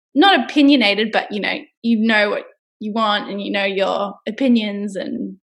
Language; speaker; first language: English; native; English